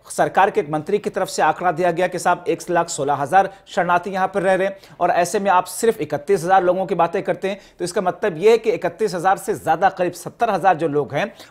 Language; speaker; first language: Hindi; native; Hindi